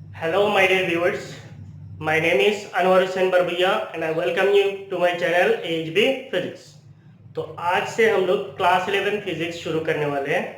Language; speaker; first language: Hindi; non-native, local second language; Bangla